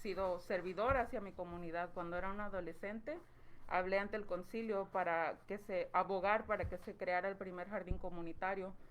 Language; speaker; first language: Spanish; early bilingual, heritage; Spanish